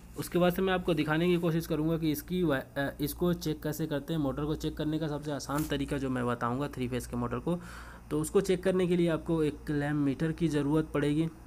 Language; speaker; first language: Hindi; native; Hindi